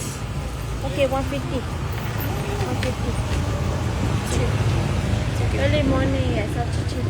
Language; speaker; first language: English; non-native, learner; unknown